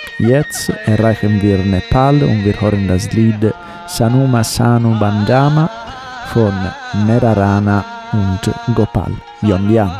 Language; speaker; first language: German; non-native, learner; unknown